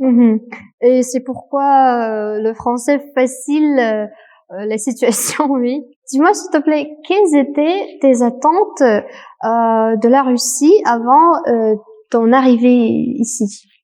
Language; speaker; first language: French; non-native, fluent; Russian